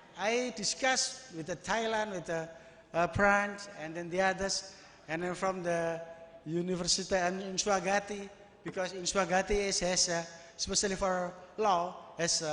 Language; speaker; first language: English; non-native, learner; Indonesian